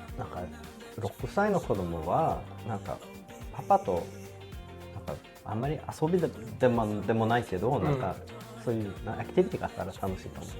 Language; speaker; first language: Japanese; non-native, fluent; Swedish